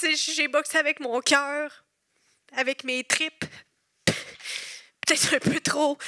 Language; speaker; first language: French; native; French